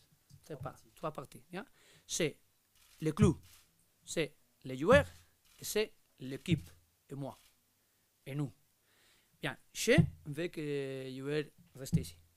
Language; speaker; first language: French; non-native, learner; Spanish